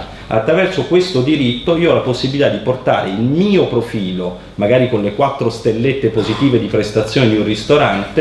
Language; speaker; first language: Italian; native; Italian